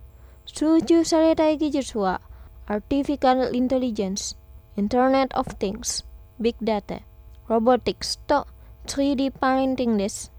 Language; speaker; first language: Japanese; non-native, fluent; Indonesian